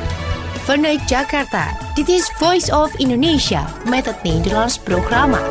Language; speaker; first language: Dutch; non-native, fluent; Indonesian